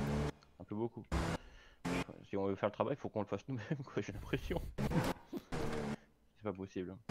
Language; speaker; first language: French; native; French